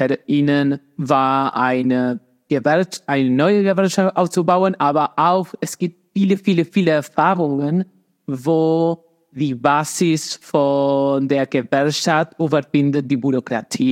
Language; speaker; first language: German; non-native, fluent; Spanish